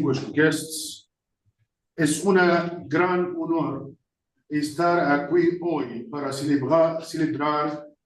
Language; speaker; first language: Spanish; non-native, learner; Arabic